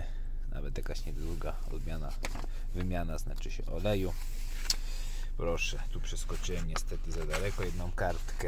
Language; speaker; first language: Polish; native; Polish